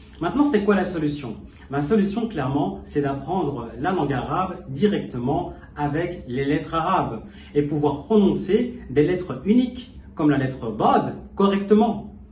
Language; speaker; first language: French; native; French